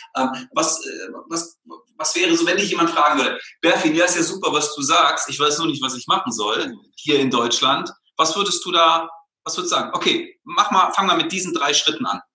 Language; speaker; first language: German; native; German